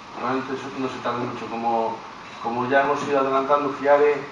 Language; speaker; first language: Spanish; non-native, local second language; Galician